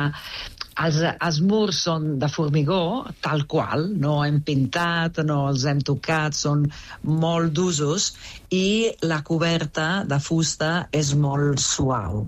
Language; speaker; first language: Catalan; non-native, fluent; Italian